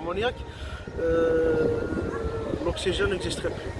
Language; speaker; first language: French; non-native, local second language; Kabyle